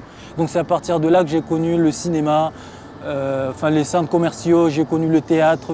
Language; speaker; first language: French; non-native, local second language; Comorian